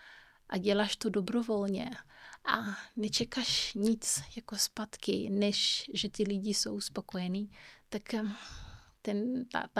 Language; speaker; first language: Czech; non-native, fluent; Kabuverdianu